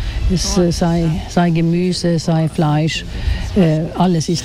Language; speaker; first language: German; non-native, fluent; Swedish